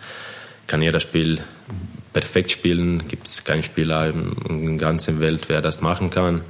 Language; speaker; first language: German; non-native, fluent; Croatian